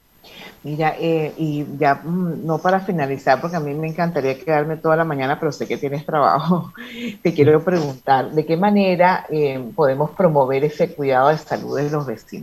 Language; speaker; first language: Spanish; native; Spanish